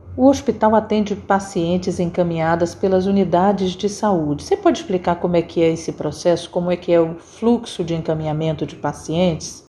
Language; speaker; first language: Portuguese; native; Portuguese